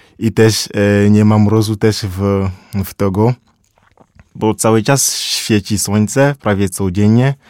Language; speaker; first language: Polish; non-native, learner; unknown